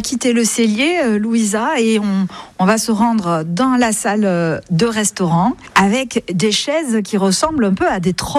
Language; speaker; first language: French; native; French